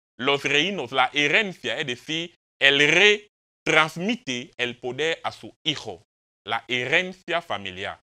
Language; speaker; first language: Spanish; non-native, fluent; French